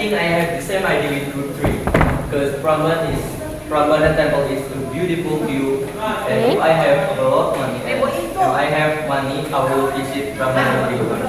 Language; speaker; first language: English; non-native, learner; Indonesian